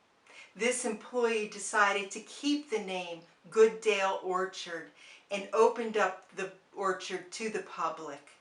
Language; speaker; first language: English; native; English